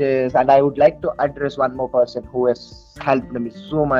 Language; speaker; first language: English; non-native, local second language; Telugu